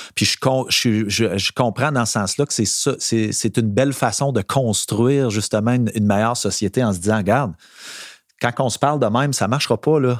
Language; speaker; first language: French; native; French